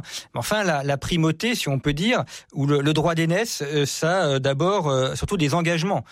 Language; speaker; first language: French; native; French